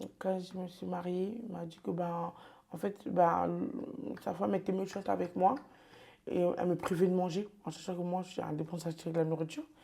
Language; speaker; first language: French; early bilingual, other home language; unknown